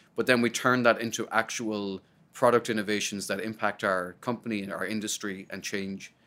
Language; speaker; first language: English; native; English